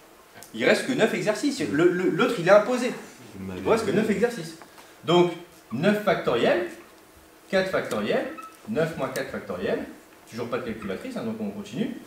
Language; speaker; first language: French; native; French